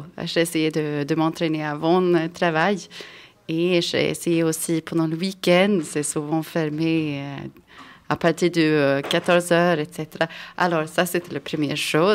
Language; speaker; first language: French; non-native, fluent; Swedish